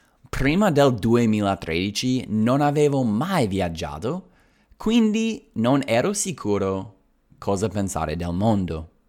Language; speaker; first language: Italian; non-native, fluent; English